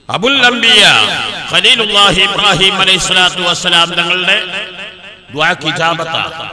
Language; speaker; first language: Malayalam; native; Malayalam